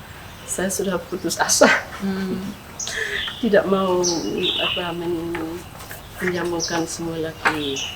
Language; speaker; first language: Indonesian; non-native, fluent; German